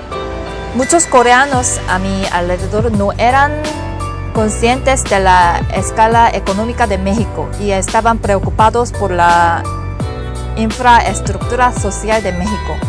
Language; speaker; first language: Spanish; non-native, fluent; Korean